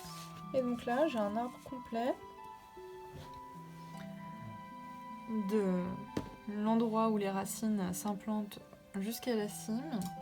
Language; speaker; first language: French; native; French